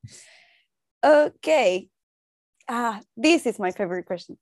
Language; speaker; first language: English; non-native, learner; Spanish